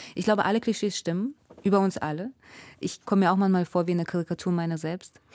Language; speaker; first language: German; early bilingual, other home language; Russian